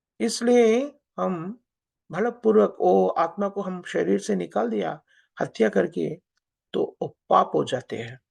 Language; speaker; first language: Hindi; non-native, local second language; Telugu